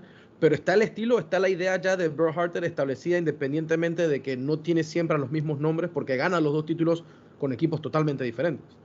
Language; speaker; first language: Spanish; native; Spanish